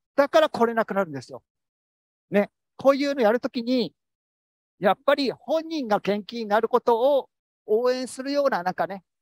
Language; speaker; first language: Japanese; native; Japanese